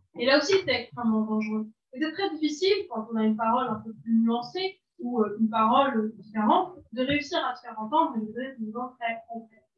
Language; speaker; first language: French; non-native, local second language; Arabic